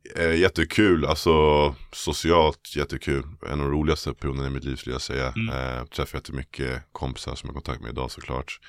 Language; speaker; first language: Swedish; native; Swedish